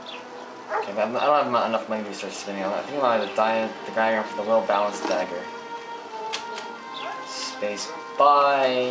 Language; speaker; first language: English; native; English